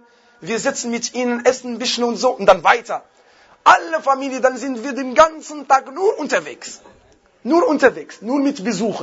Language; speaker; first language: German; non-native, fluent; Arabic